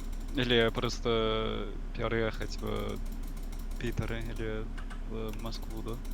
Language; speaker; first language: Russian; non-native, learner; English